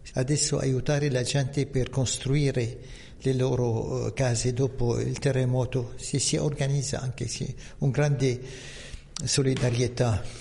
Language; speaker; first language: Italian; non-native, fluent; Arabic